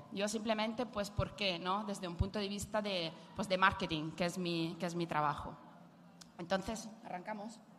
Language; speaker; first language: Spanish; non-native, fluent; Italian